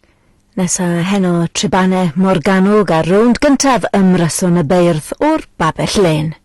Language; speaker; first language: Welsh; native; Welsh